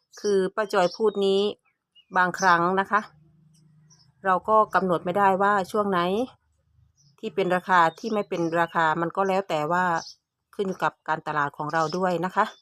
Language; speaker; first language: Thai; native; Thai